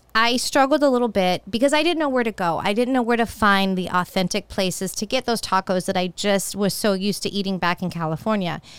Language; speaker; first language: English; native; English